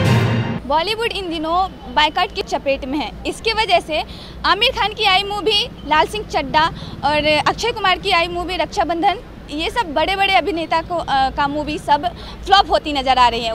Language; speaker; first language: Hindi; native; Hindi